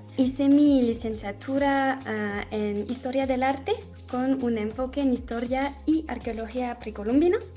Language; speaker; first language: Spanish; non-native, fluent; French